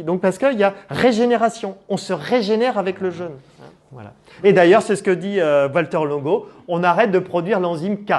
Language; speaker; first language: French; native; French